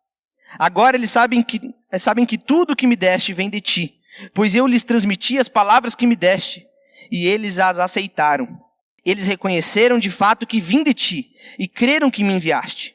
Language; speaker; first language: Portuguese; native; Portuguese